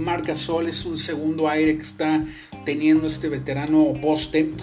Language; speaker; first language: Spanish; native; Spanish